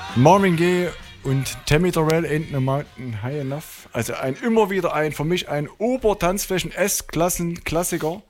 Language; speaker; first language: German; native; German